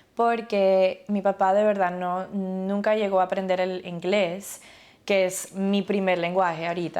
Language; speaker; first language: Spanish; early bilingual, other home language; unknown